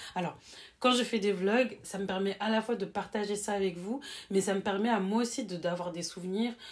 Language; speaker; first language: French; native; French